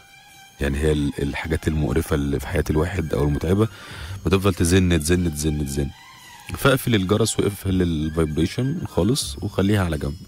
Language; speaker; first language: Arabic; native; Arabic